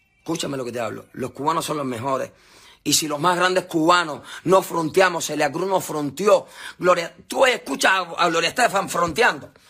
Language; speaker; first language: Spanish; native; Spanish